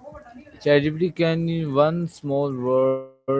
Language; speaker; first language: English; non-native, learner; Urdu